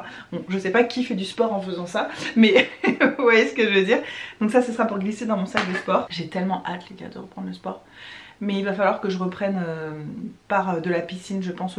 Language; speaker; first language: French; native; French